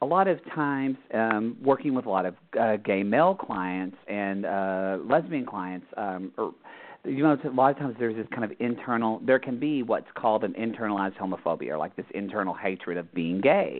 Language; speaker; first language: English; native; English